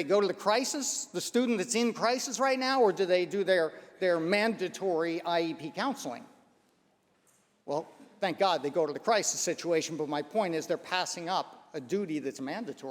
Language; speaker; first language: English; native; English